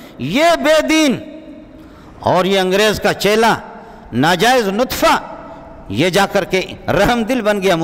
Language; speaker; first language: Urdu; non-native, local second language; Brahui